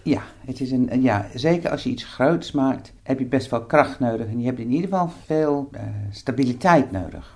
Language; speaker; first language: Dutch; non-native, fluent; English